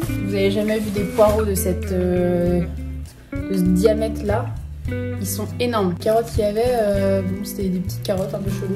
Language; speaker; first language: French; native; French